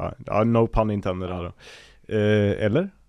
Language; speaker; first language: Swedish; native; Swedish